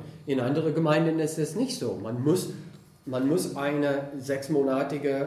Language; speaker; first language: German; non-native, fluent; English